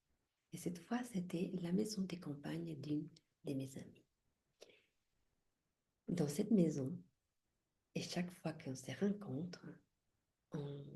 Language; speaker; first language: French; non-native, fluent; Spanish